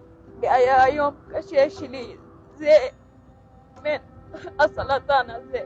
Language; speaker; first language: Hebrew; non-native, learner; Arabic